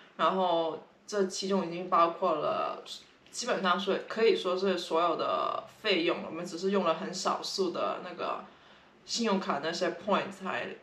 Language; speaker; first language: Chinese; non-native, local second language; Cantonese